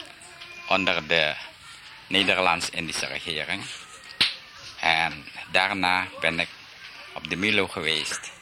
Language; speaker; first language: Dutch; early bilingual, heritage; Dutch